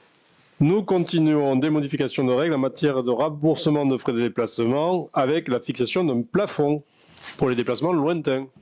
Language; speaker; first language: French; native; French